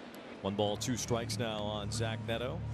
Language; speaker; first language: English; native; English